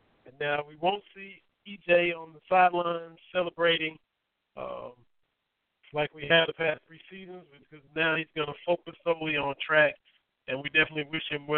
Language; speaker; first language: English; native; English